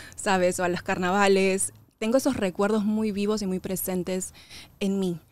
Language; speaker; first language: Spanish; native; Spanish